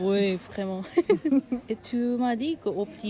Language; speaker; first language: French; non-native, learner; Korean